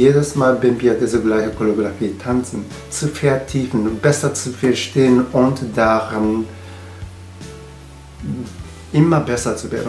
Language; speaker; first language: German; non-native, learner; Japanese